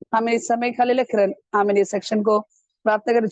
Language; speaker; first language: Hindi; non-native, local second language; Malayalam